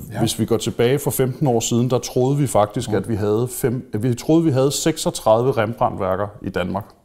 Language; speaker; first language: Danish; native; Danish